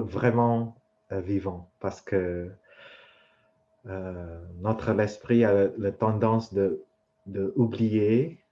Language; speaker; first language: French; non-native, fluent; Vietnamese